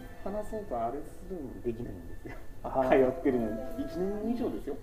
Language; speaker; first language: Japanese; native; Japanese